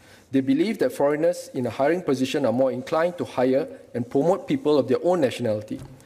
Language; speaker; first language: English; non-native, local second language; Malay